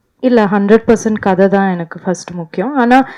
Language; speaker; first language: Tamil; non-native, local second language; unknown